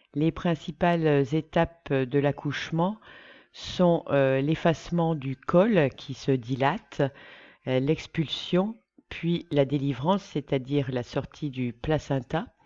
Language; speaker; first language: French; native; French